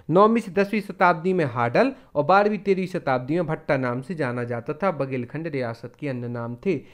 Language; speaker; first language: Hindi; native; Hindi